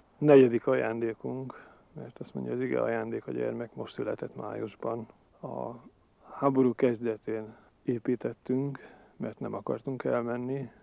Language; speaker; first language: Hungarian; native; Hungarian